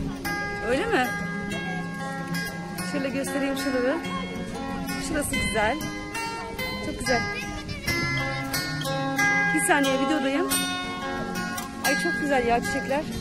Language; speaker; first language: Turkish; native; Turkish